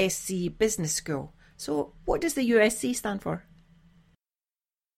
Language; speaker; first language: English; native; English